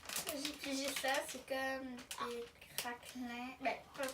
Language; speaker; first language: French; native; French